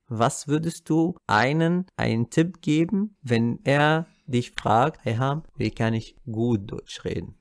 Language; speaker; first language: German; non-native, fluent; Arabic